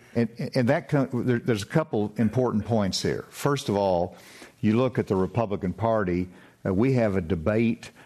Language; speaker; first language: English; native; English